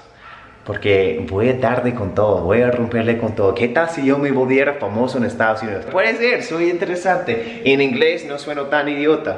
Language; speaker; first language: Spanish; native; Spanish